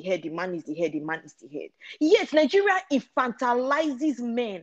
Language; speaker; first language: English; non-native, local second language; Yoruba